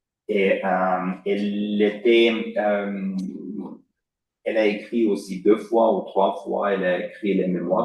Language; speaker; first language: French; non-native, fluent; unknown